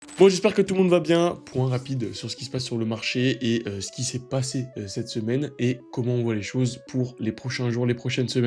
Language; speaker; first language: French; native; French